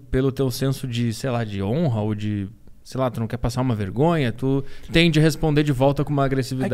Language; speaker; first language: Portuguese; native; Portuguese